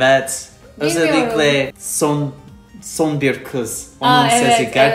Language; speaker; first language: Turkish; non-native, learner; English